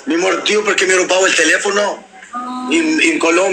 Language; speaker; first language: Italian; non-native, learner; Albanian